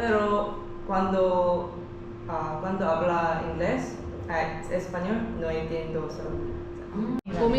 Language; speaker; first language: Spanish; non-native, learner; Korean